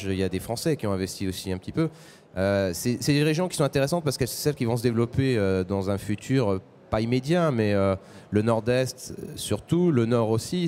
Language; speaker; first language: French; native; French